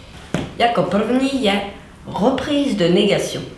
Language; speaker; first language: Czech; non-native, fluent; French